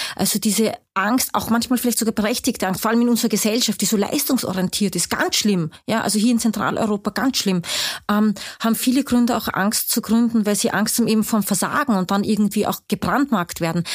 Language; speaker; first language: German; native; German